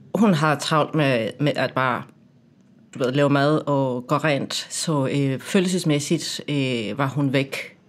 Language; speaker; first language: Danish; non-native, fluent; Spanish